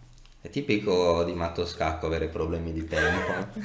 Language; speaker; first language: Italian; native; Italian